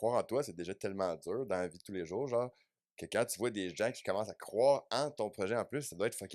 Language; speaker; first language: French; native; French